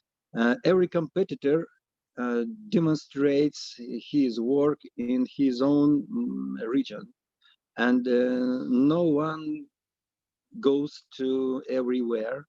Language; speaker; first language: English; non-native, fluent; Russian